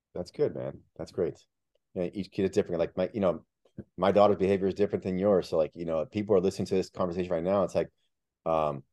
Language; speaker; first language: English; early bilingual, other home language; Spanish